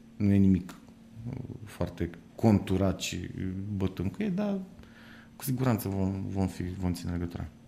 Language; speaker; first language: Romanian; native; Romanian